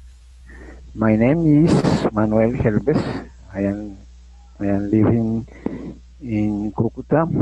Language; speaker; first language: English; non-native, learner; Spanish